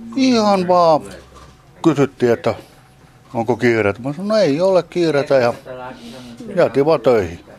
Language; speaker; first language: Finnish; native; Finnish